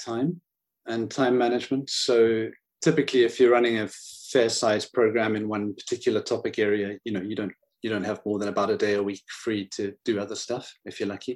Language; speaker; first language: English; native; English